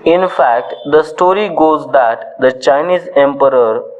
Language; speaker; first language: English; non-native, local second language; Marathi